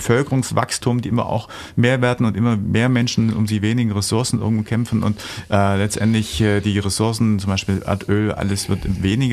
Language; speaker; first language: German; native; German